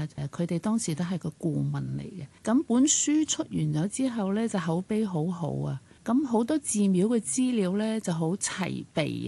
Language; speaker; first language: Chinese; non-native, local second language; Cantonese